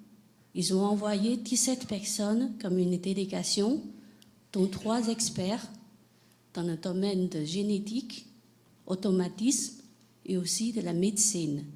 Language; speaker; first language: French; non-native, fluent; Chinese